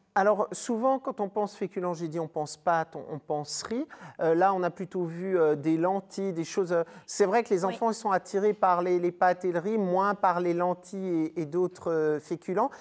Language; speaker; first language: French; native; French